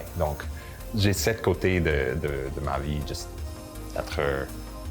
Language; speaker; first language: French; non-native, local second language; English